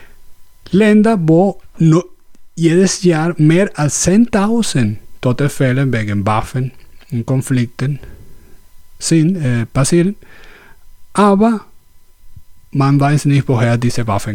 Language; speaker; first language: German; non-native, learner; Spanish